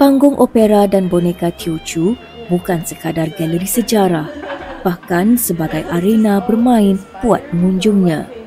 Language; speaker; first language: Malay; native; Malay